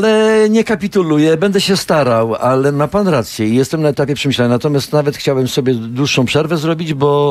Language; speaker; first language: Polish; native; Polish